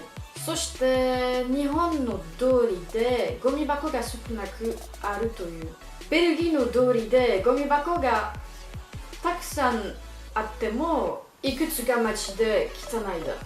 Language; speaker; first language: Japanese; non-native, learner; French